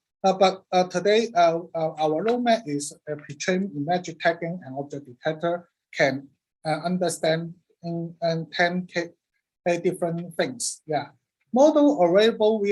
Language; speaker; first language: English; non-native, learner; Cantonese